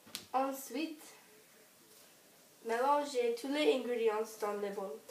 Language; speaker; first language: French; non-native, learner; English